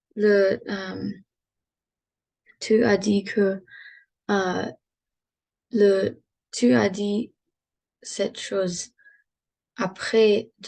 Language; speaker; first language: French; non-native, learner; English